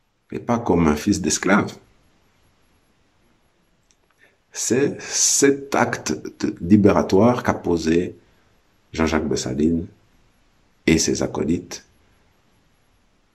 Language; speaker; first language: French; native; French